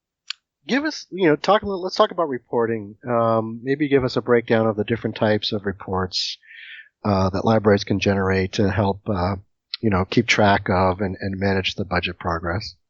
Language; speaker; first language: English; native; English